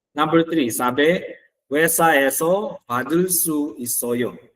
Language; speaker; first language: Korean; non-native, fluent; Filipino